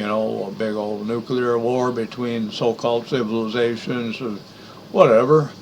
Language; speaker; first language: English; native; English